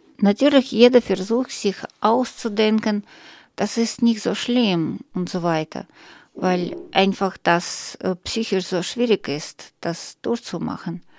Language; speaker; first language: German; non-native, learner; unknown